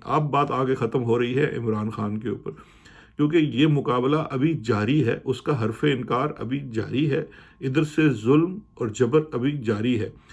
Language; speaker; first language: Urdu; native; Urdu